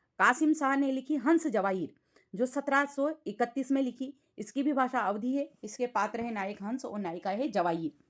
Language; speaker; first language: Hindi; native; Hindi